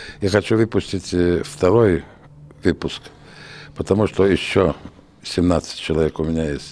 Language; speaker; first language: Ukrainian; non-native, local second language; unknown